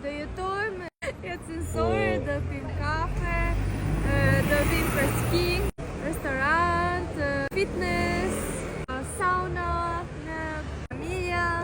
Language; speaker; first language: Albanian; non-native, learner; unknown